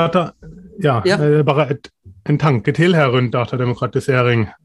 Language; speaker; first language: Norwegian; non-native, fluent; German